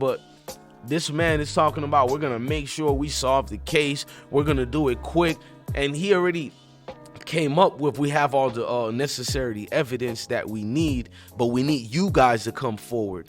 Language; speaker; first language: English; native; English